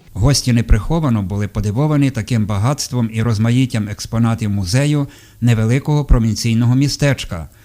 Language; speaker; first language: Ukrainian; native; Ukrainian